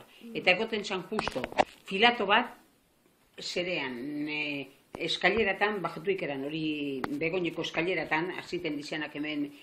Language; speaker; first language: Basque; native; Basque